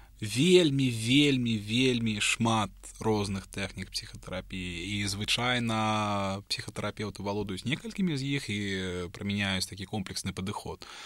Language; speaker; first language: Belarusian; non-native, local second language; Russian